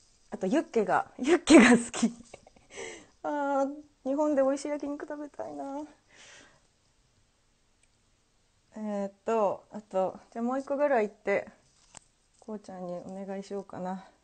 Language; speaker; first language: Japanese; early bilingual, heritage; Japanese